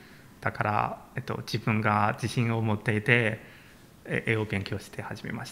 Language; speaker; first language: Japanese; non-native, learner; Chinese